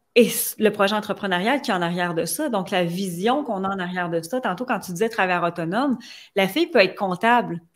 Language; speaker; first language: French; native; French